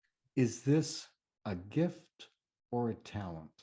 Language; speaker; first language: English; native; English